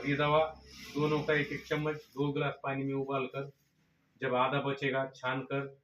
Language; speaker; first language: Hindi; non-native, local second language; Marathi